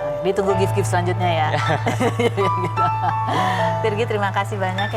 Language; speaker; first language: Indonesian; native; Indonesian